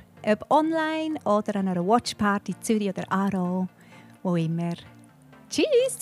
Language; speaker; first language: German; native; German